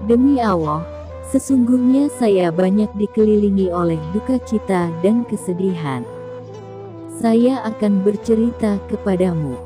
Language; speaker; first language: Indonesian; native; Indonesian